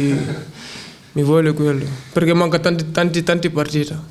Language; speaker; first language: Italian; non-native, learner; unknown